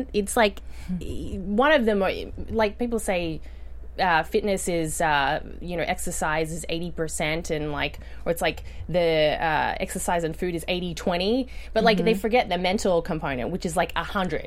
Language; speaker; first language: English; native; English